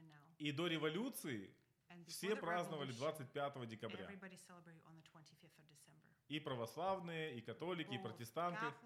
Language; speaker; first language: Russian; native; Russian